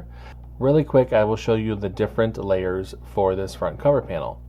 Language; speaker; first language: English; native; English